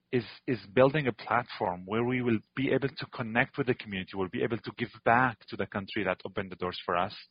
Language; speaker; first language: English; non-native, fluent; Arabic